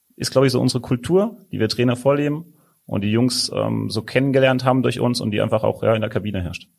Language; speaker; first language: German; native; German